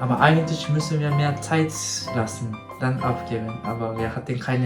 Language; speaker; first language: German; non-native, learner; Japanese